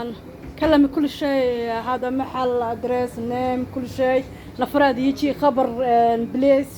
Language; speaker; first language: Arabic; non-native, learner; Somali